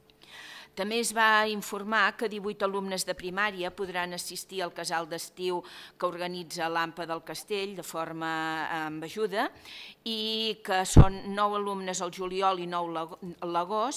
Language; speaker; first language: Catalan; native; Catalan